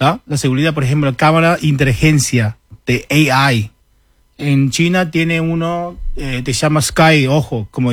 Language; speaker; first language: Spanish; non-native, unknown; Chinese